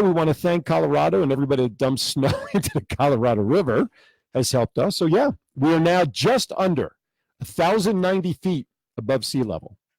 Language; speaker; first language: English; native; English